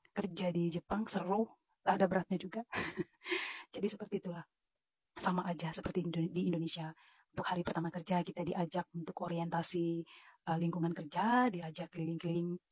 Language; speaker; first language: Indonesian; native; Indonesian